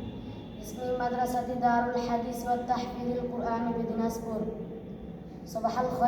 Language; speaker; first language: Arabic; non-native, learner; Bangla